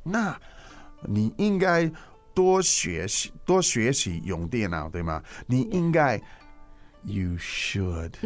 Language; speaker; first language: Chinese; non-native, fluent; English